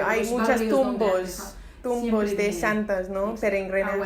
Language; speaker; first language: Spanish; non-native, learner; English